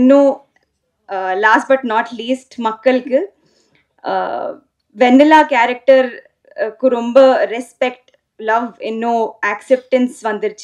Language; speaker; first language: Tamil; non-native, learner; Telugu